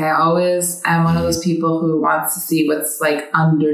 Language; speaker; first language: English; native; English